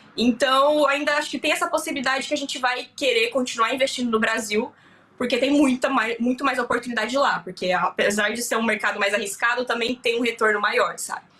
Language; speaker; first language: Portuguese; native; Portuguese